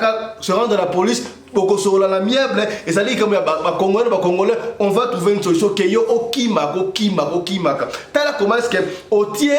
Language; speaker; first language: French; non-native, local second language; Lingala